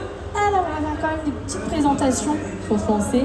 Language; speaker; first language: French; native; French